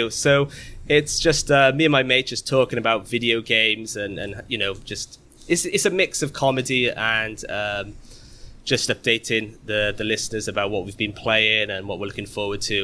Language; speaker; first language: English; native; English